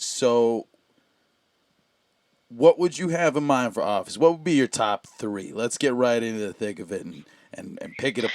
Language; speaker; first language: English; native; English